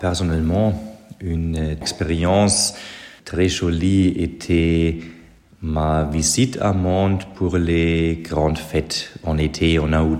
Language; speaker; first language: French; non-native, learner; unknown